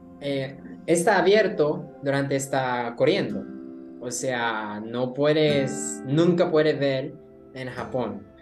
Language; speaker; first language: Spanish; non-native, learner; Japanese